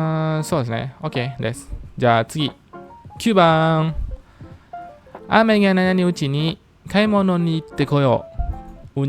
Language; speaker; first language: Japanese; non-native, fluent; Indonesian